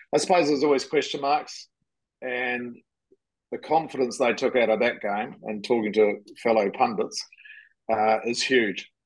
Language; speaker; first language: English; native; English